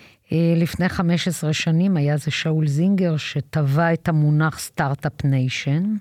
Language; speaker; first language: Hebrew; native; Hebrew